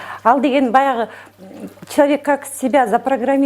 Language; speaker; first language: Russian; non-native, local second language; Kyrgyz